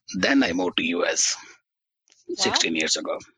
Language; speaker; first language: English; non-native, local second language; Tamil